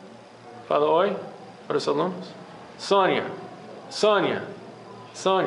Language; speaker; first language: Portuguese; non-native, fluent; English